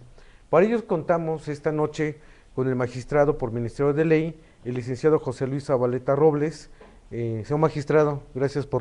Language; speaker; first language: Spanish; native; Spanish